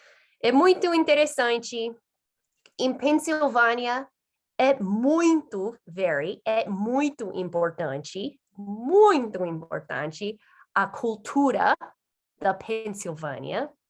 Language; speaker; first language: Portuguese; non-native, fluent; English